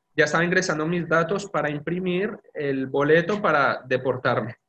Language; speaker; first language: Spanish; native; Spanish